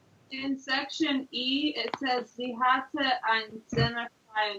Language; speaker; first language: German; non-native, learner; English